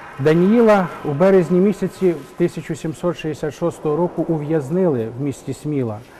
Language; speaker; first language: Ukrainian; native; Ukrainian